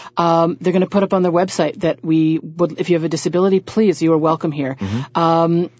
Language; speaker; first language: English; native; English